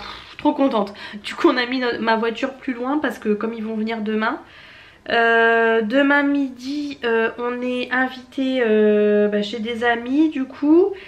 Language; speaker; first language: French; native; French